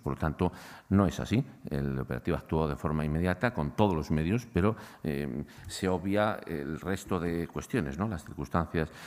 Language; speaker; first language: Spanish; native; Spanish